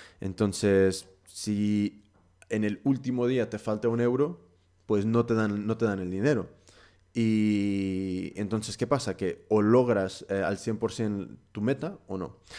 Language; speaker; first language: Spanish; early bilingual, heritage; Spanish